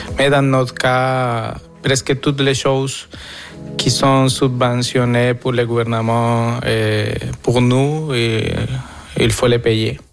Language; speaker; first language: French; non-native, fluent; Spanish